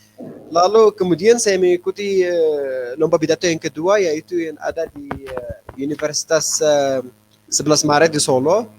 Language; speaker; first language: Indonesian; non-native, fluent; Arabic